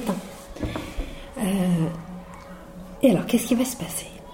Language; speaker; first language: French; native; French